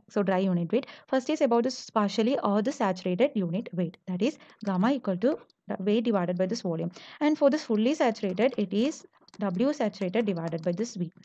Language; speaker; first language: English; non-native, local second language; Malayalam